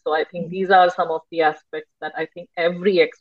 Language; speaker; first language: English; non-native, local second language; Hindi